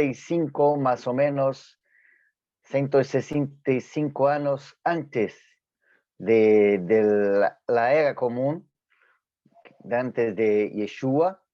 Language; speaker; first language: Spanish; non-native, fluent; Portuguese